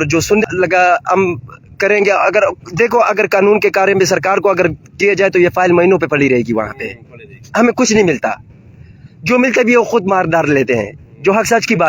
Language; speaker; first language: Urdu; native; Urdu